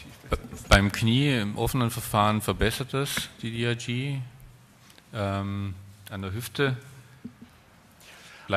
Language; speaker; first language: German; native; German